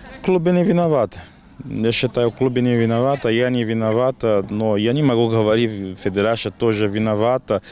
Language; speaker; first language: Russian; non-native, learner; Portuguese